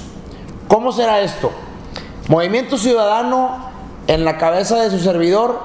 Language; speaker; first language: Spanish; native; Spanish